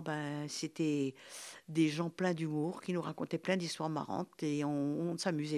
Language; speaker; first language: French; native; French